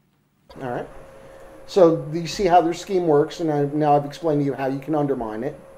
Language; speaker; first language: English; native; English